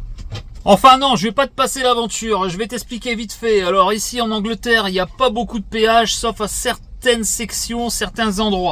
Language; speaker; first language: French; native; French